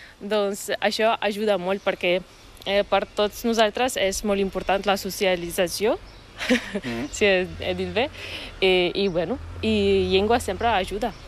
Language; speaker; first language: Catalan; non-native, learner; Ukrainian